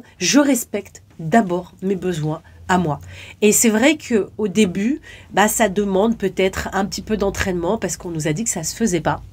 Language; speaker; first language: French; native; French